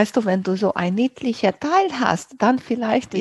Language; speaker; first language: German; non-native, fluent; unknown